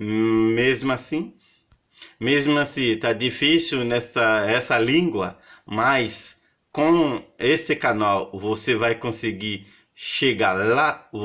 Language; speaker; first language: Portuguese; non-native, fluent; Haitian Creole